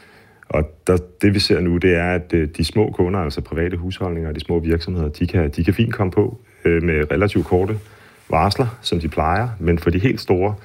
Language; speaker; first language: Danish; native; Danish